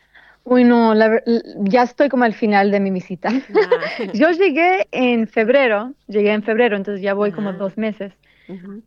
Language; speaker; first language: Spanish; early bilingual, heritage; Spanish